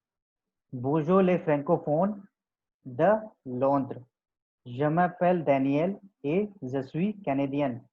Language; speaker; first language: French; non-native, learner; Hindi